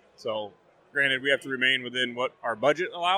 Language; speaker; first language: English; native; English